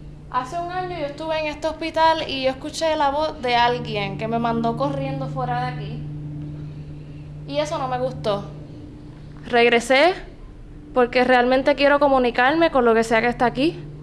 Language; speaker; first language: Spanish; native; Spanish